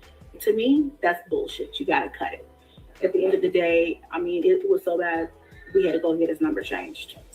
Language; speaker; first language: English; native; English